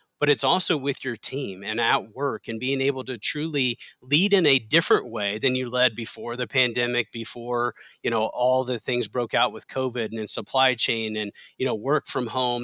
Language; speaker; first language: English; native; English